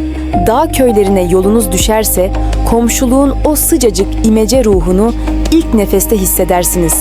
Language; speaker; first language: Turkish; native; Turkish